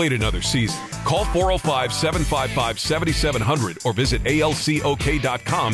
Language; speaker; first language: English; native; English